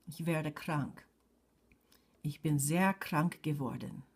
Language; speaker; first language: German; non-native, fluent; English